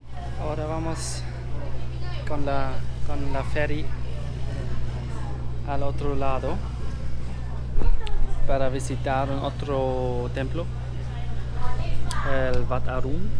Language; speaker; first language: Spanish; non-native, learner; German